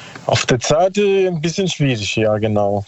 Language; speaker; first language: German; non-native, learner; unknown